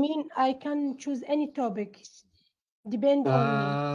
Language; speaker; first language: English; non-native, learner; Arabic